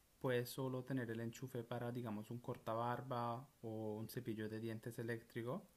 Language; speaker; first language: Spanish; non-native, fluent; Italian